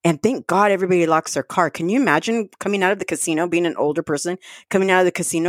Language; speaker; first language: English; early bilingual, other home language; Spanish